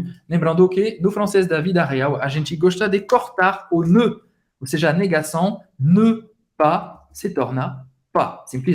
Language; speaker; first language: Portuguese; non-native, fluent; French